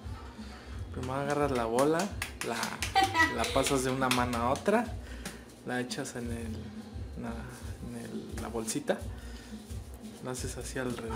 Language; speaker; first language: Spanish; native; Spanish